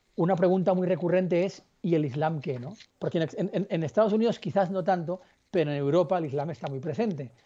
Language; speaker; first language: Spanish; native; Spanish